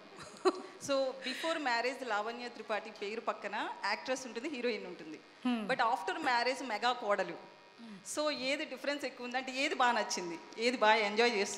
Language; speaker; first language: Telugu; native; Telugu